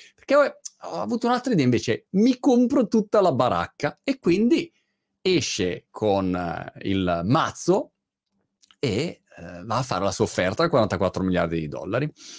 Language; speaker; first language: Italian; native; Italian